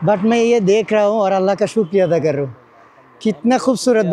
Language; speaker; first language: Hindi; non-native, fluent; Bangla